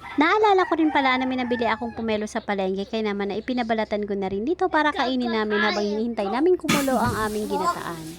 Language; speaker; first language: Filipino; non-native, local second language; Cebuano